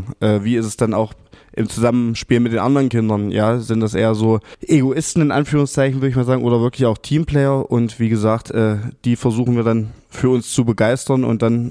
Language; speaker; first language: German; native; German